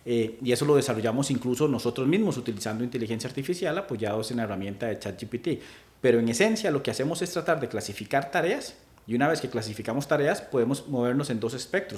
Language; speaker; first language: Spanish; native; Spanish